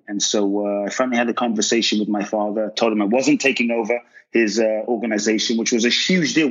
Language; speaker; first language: English; native; English